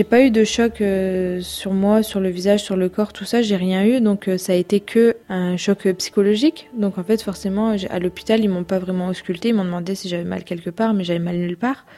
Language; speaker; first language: French; native; French